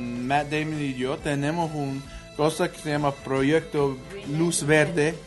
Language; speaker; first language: Spanish; non-native, learner; English